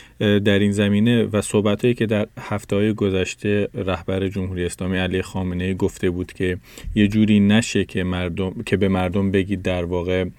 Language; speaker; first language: Persian; native; Persian